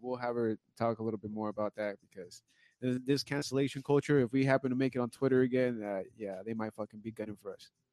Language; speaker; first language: English; early bilingual, other home language; Spanish